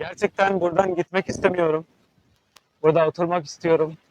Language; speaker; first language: Turkish; non-native, fluent; Urdu